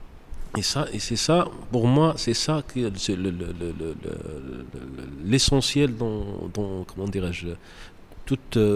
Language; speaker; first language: French; non-native, local second language; Arabic